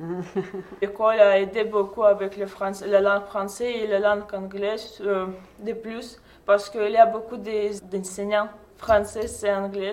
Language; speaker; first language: French; non-native, fluent; Russian